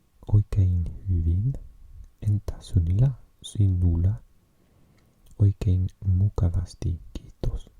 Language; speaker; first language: Finnish; non-native, learner; English